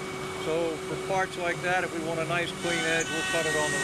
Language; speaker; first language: English; native; English